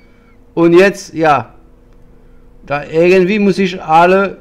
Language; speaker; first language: German; non-native, fluent; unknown